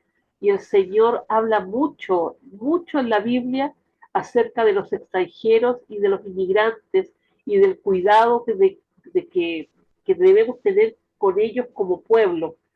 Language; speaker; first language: Spanish; native; Spanish